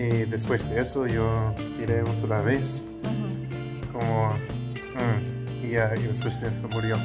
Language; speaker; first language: Spanish; non-native, learner; English